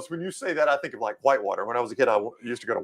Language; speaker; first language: English; native; English